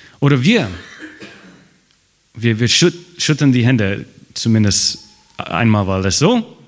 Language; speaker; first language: German; non-native, fluent; English